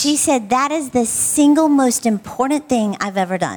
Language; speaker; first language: English; native; English